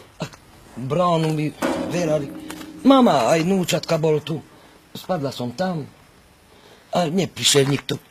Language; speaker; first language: Slovak; non-native, local second language; Hungarian